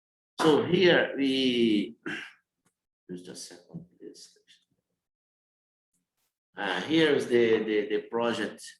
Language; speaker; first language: English; non-native, learner; Portuguese